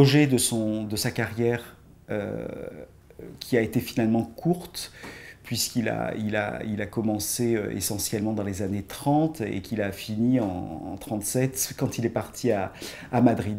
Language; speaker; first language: French; native; French